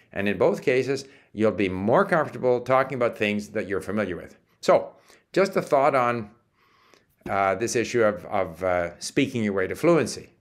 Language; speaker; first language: English; early bilingual, other home language; Czech